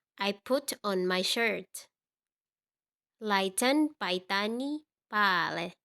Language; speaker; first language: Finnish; non-native, learner; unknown